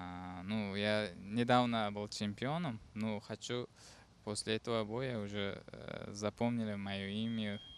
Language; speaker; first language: Russian; non-native, learner; Uzbek